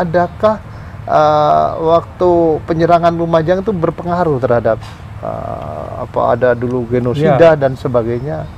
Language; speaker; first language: Indonesian; native; Indonesian